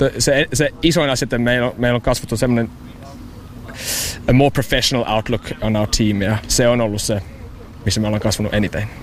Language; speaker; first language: Finnish; non-native, fluent; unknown